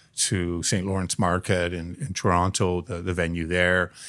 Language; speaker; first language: English; native; English